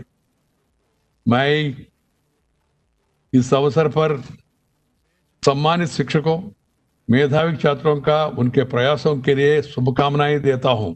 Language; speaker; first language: Hindi; non-native, local second language; Telugu